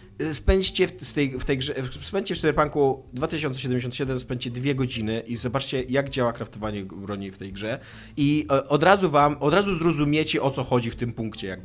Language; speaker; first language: Polish; native; Polish